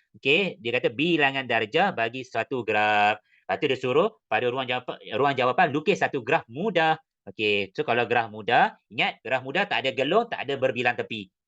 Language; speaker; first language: Malay; native; Malay